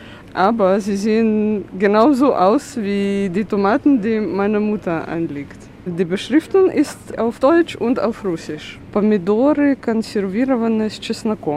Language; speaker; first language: German; non-native, fluent; Russian